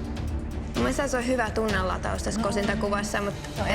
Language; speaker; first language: Finnish; native; Finnish